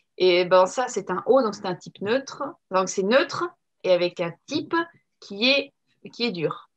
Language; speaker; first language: French; native; French